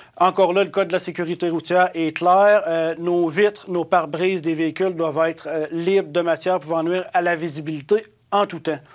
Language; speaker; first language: French; native; French